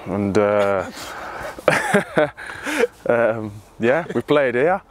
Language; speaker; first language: English; native; English